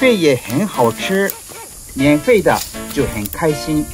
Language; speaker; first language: Chinese; non-native, fluent; Japanese